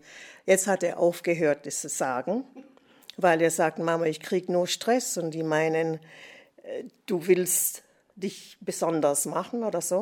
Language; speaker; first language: German; non-native, fluent; English